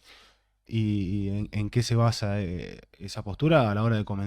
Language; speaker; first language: Spanish; native; Spanish